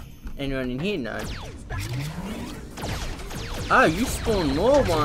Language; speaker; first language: English; native; English